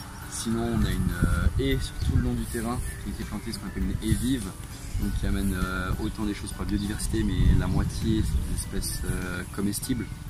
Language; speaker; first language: French; native; French